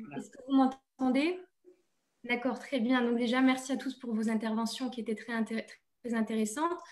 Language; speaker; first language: French; native; French